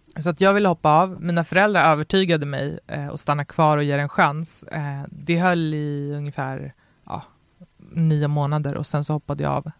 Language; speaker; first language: Swedish; native; Swedish